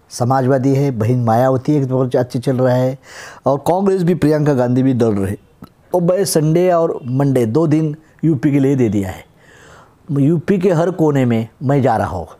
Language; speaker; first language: Hindi; non-native, local second language; Marathi